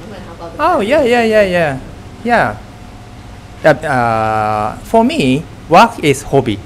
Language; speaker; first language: English; non-native, fluent; Japanese